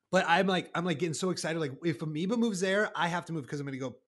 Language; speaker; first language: English; native; English